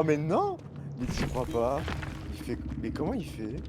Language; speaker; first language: French; native; French